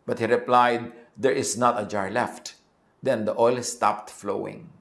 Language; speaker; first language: English; non-native, local second language; Filipino